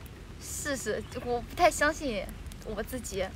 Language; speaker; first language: Chinese; native; Chinese